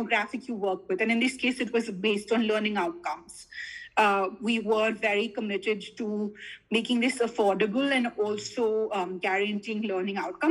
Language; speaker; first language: English; non-native, local second language; Hindi